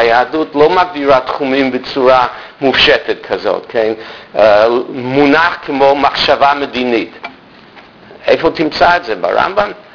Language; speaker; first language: Hebrew; non-native, fluent; English